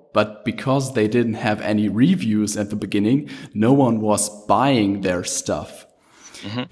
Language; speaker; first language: English; non-native, fluent; German